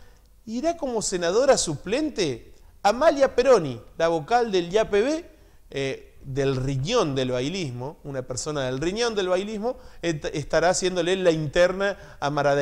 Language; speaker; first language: Spanish; native; Spanish